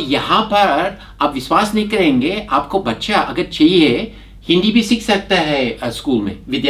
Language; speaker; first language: Hindi; non-native, fluent; English